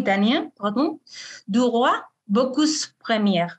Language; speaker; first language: French; non-native, fluent; Spanish